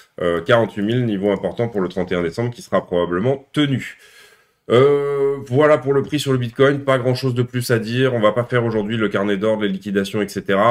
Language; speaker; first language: French; native; French